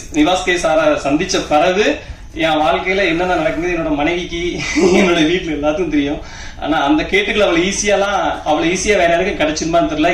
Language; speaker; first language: Tamil; native; Tamil